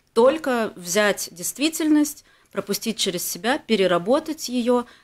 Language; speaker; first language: Russian; native; Russian